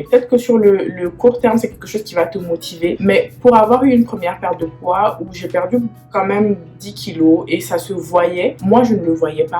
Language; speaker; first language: French; native; French